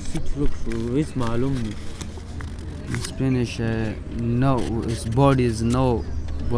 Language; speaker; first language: English; non-native, learner; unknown